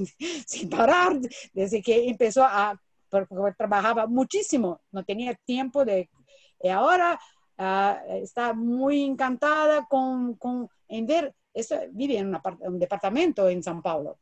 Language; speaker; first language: Spanish; non-native, fluent; Portuguese